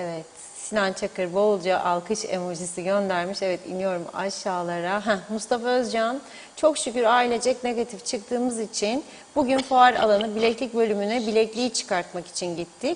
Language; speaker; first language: Turkish; native; Turkish